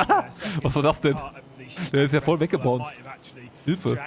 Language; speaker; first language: German; native; German